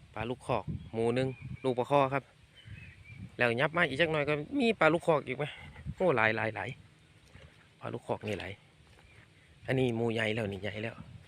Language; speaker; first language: Thai; native; Thai